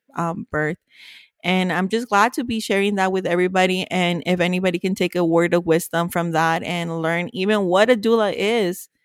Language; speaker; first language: English; early bilingual, other home language; Spanish